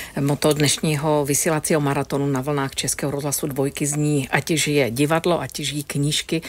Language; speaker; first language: Czech; native; Czech